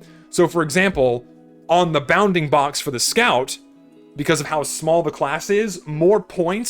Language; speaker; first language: English; native; English